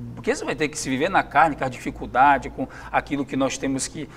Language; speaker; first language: Portuguese; native; Portuguese